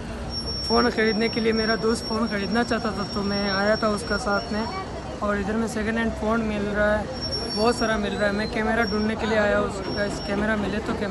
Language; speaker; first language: Hindi; non-native, local second language; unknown